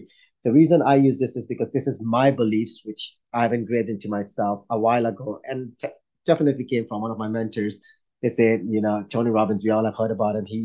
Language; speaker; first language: English; non-native, local second language; Urdu